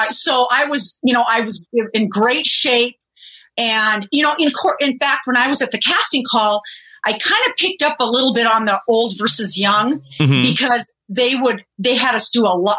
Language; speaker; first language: English; early bilingual, other home language; German